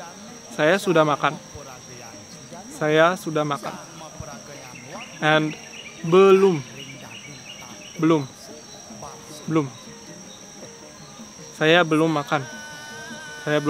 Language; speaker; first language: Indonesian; non-native, fluent; English